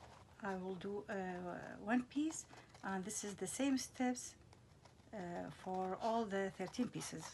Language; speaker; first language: English; non-native, fluent; Arabic